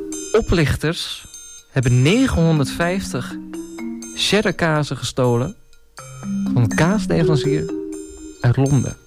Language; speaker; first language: Dutch; native; Dutch